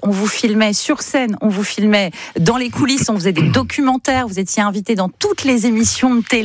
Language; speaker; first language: French; native; French